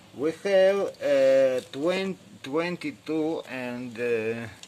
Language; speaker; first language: English; non-native, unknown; Russian